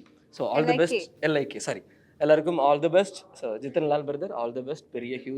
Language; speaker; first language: Tamil; native; Tamil